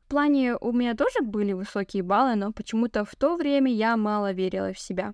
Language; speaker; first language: Russian; non-native, local second language; Kazakh